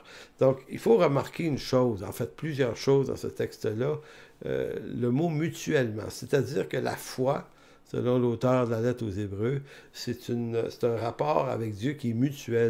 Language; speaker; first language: French; native; French